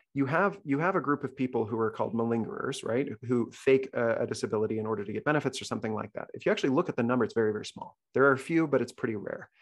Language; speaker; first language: English; native; English